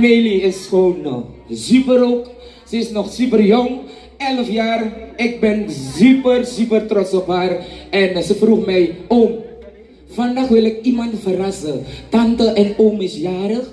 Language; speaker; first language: Dutch; non-native, fluent; Javanese